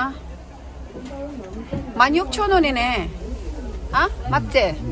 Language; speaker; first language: Korean; non-native, fluent; Cebuano